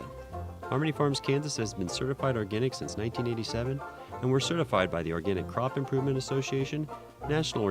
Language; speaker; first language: English; native; English